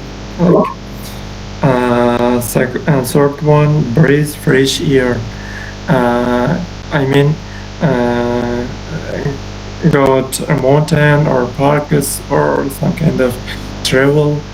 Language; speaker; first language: English; non-native, learner; Uzbek